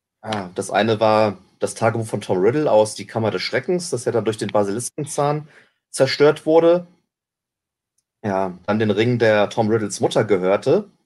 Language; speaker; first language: German; native; German